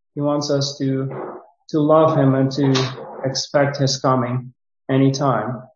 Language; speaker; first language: English; non-native, fluent; Ukrainian